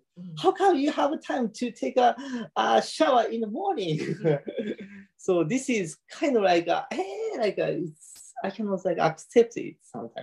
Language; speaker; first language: English; non-native, learner; Japanese